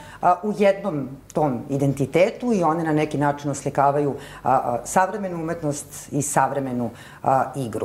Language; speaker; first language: Serbian; native; Serbian